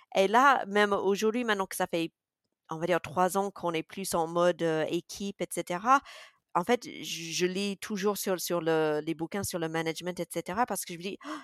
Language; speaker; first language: French; non-native, fluent; English